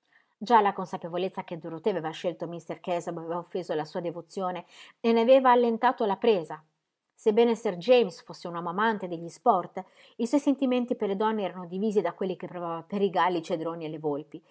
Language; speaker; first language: Italian; native; Italian